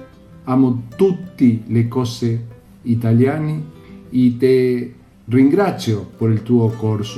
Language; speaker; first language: Italian; non-native, learner; Spanish